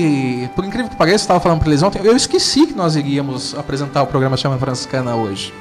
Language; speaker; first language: Portuguese; native; Portuguese